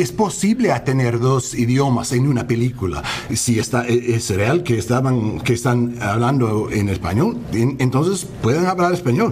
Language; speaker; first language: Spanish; non-native, learner; English